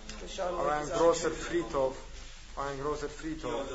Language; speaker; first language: German; non-native, learner; Hungarian